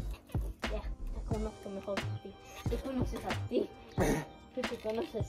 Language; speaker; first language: Spanish; early bilingual, heritage; Spanish